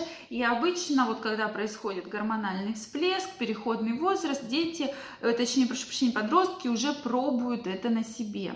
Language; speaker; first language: Russian; native; Russian